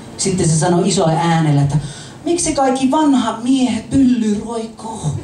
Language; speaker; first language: Finnish; non-native, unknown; English